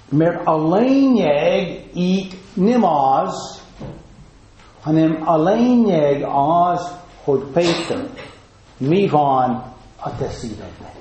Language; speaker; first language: Hungarian; non-native, fluent; English